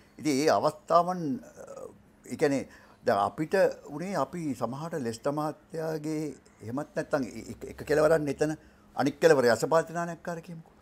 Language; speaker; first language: Sinhala; native; Sinhala